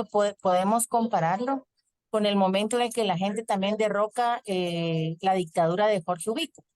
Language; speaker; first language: Spanish; native; Spanish